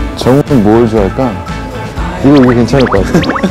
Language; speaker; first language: Korean; native; Korean